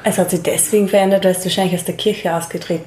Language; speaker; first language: German; native; German